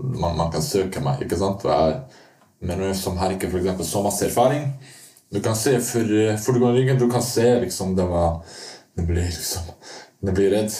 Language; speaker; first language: Norwegian; non-native, fluent; Bosnian